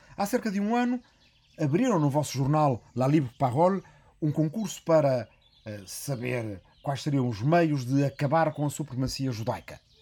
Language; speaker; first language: Portuguese; native; Portuguese